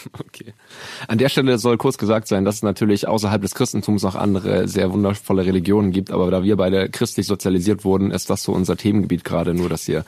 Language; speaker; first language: German; native; German